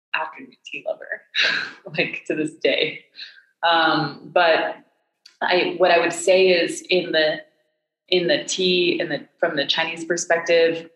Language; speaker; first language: English; native; English